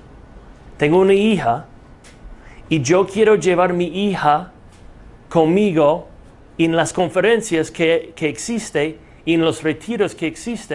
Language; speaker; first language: Spanish; non-native, fluent; English